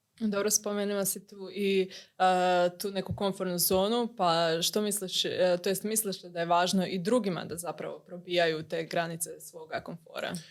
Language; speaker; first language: Croatian; native; Croatian